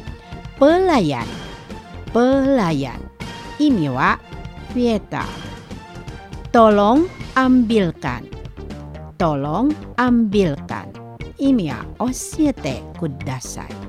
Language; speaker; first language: Japanese; non-native, fluent; Indonesian